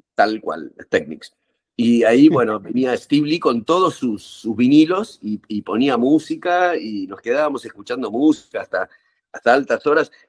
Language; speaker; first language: Spanish; native; Spanish